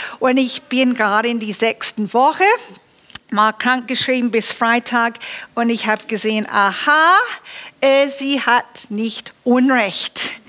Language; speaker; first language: German; non-native, fluent; English